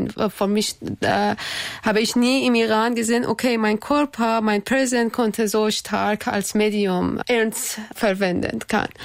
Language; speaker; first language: German; non-native, learner; Persian